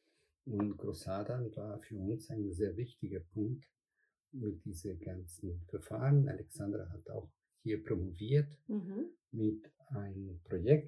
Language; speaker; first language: German; non-native, fluent; Spanish